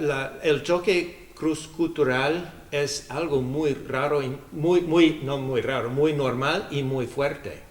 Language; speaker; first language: Spanish; non-native, learner; English